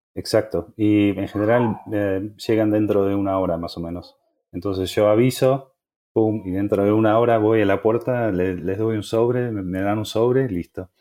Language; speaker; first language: Spanish; non-native, fluent; Dutch